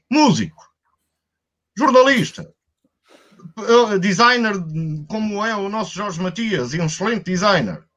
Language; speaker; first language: Portuguese; native; Portuguese